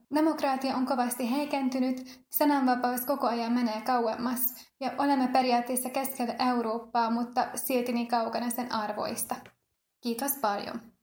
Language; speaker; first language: Finnish; non-native, fluent; Hungarian